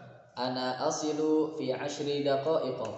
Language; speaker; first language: Arabic; non-native, fluent; Indonesian